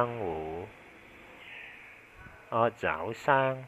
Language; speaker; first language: Chinese; non-native, learner; Vietnamese